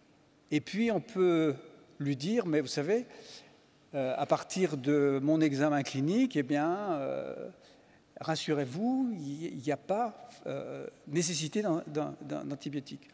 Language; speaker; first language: French; native; French